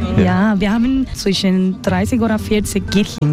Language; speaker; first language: German; non-native, learner; Spanish